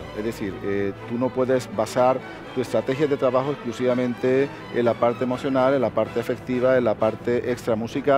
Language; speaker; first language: Spanish; native; Spanish